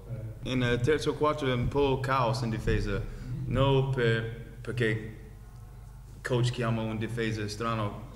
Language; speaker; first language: Italian; non-native, learner; English